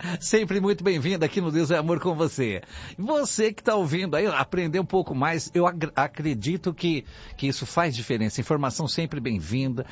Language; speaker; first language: Portuguese; native; Portuguese